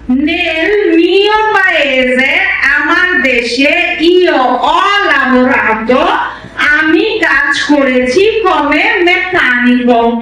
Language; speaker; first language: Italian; non-native, fluent; Bangla